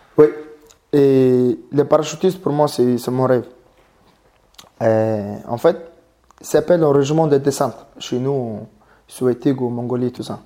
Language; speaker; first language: French; non-native, learner; Mongolian